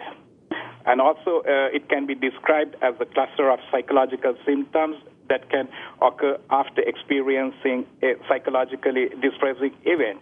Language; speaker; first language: English; non-native, local second language; Sinhala